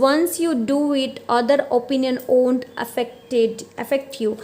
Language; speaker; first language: English; non-native, local second language; Kannada